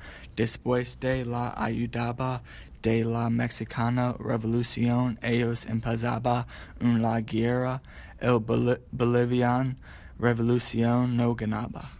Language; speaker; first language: Spanish; non-native, learner; English